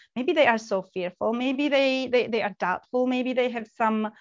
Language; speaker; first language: English; non-native, fluent; Turkish